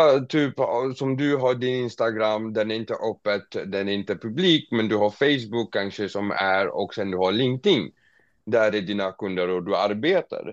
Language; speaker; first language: Swedish; non-native, fluent; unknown